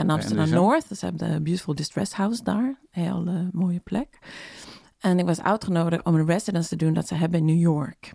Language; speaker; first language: Dutch; non-native, fluent; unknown